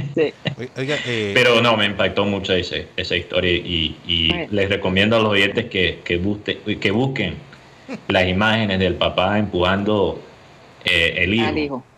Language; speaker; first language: Spanish; early bilingual, heritage; Spanish